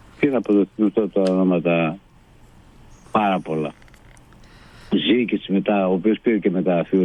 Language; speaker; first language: Greek; non-native, fluent; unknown